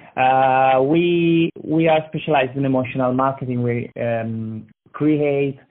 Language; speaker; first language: English; non-native, learner; Italian